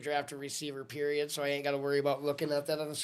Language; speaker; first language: English; native; English